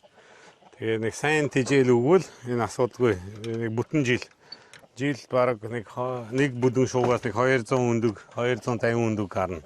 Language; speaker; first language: Mongolian; non-native, fluent; Hungarian